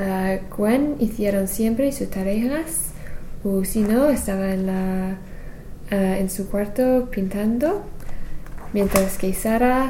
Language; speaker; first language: Spanish; non-native, learner; English